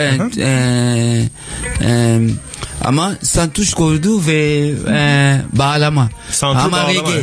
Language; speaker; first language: Turkish; non-native, learner; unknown